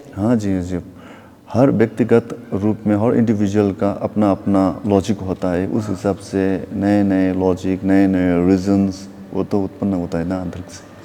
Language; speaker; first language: Hindi; non-native, local second language; Nepali